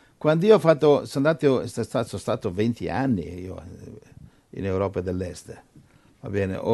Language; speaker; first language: Italian; non-native, fluent; English